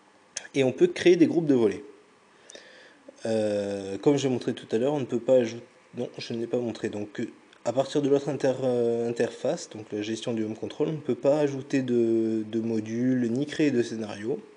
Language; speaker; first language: French; native; French